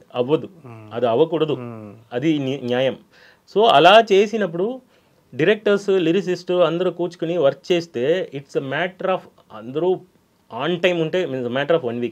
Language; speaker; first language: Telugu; non-native, fluent; Tamil